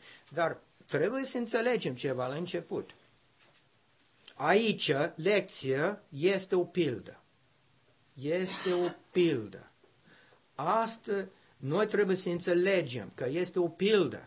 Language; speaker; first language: Romanian; non-native, learner; English